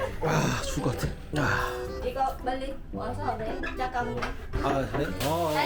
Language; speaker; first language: Korean; native; Korean